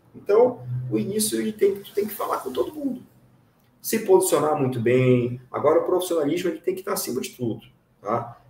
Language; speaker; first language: Portuguese; native; Portuguese